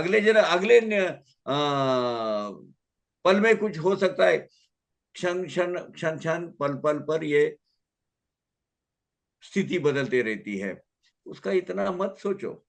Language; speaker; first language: Hindi; native; Hindi